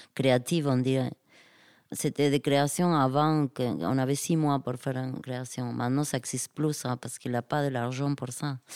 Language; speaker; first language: French; non-native, fluent; Spanish